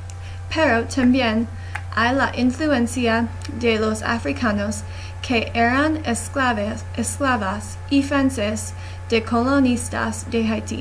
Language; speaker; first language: Spanish; non-native, learner; English